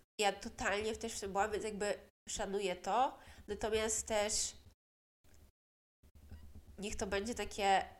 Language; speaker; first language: Polish; native; Polish